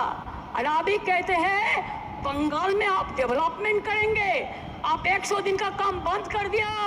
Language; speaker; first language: Hindi; non-native, local second language; Bangla